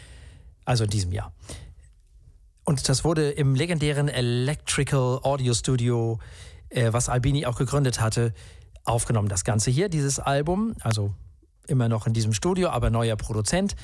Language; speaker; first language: German; native; German